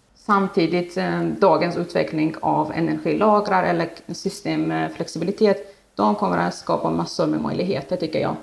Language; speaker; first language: Swedish; non-native, fluent; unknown